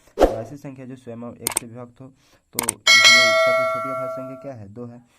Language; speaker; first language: Hindi; native; Hindi